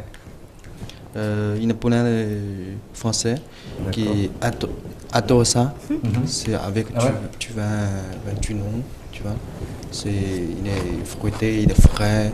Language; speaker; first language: French; non-native, learner; Chinese